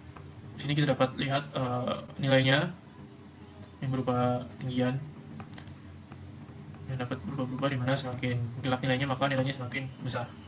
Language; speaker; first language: Indonesian; native; Indonesian